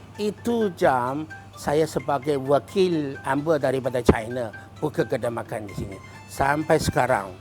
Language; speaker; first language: Malay; non-native, fluent; Chinese